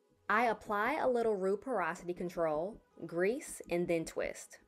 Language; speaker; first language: English; native; English